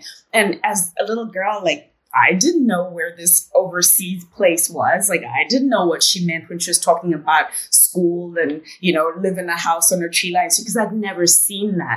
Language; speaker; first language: English; native; English